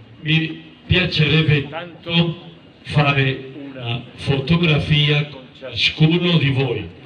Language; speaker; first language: Italian; non-native, fluent; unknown